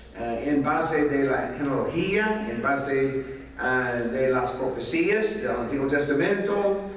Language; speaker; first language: Spanish; non-native, fluent; English